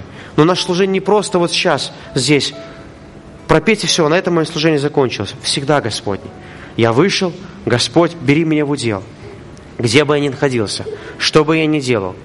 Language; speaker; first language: Russian; native; Russian